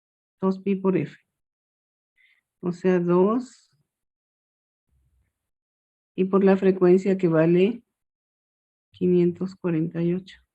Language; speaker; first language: Spanish; native; Spanish